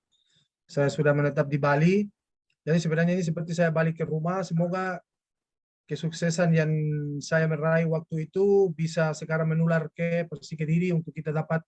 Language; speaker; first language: Indonesian; non-native, fluent; Spanish